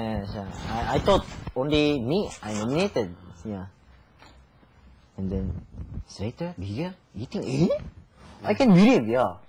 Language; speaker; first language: English; non-native, learner; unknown